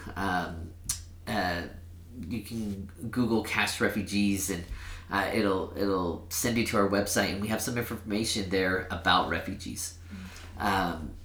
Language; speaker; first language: English; early bilingual, other home language; Spanish